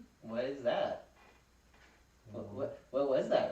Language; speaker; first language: English; native; English